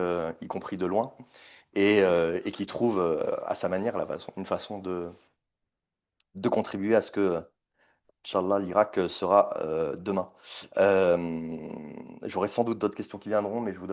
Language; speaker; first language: French; native; French